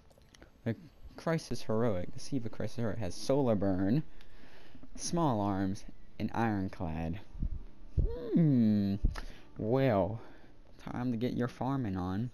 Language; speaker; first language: English; native; English